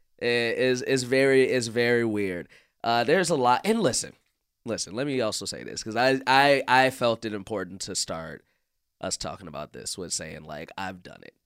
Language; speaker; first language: English; native; English